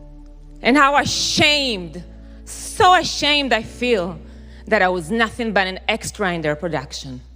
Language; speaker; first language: English; non-native, fluent; Hebrew